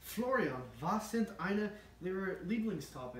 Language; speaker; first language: German; non-native, learner; English